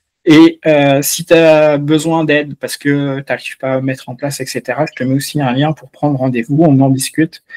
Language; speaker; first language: French; native; French